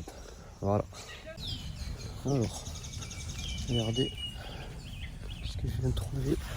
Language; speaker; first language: French; native; French